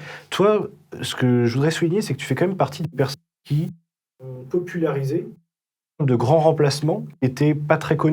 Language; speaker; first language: French; native; French